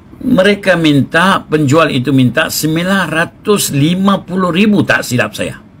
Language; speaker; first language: Malay; non-native, local second language; Tamil